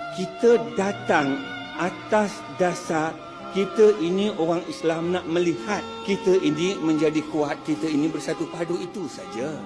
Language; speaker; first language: Malay; non-native, local second language; Chinese